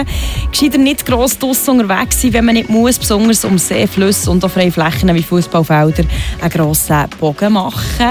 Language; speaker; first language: German; native; German